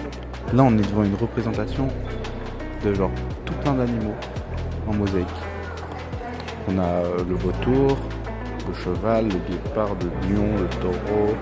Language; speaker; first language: French; native; French